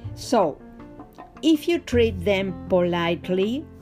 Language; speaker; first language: English; non-native, learner; Spanish